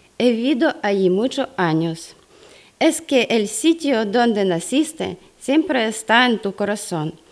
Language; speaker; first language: Spanish; non-native, fluent; Ukrainian